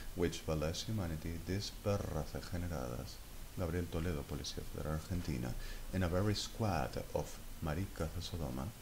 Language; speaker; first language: English; non-native, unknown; Spanish